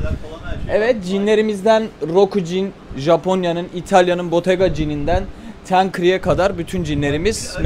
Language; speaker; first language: Turkish; native; Turkish